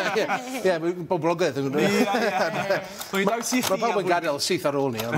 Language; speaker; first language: Welsh; native; Welsh